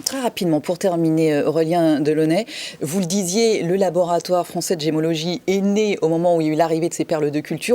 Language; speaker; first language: French; native; French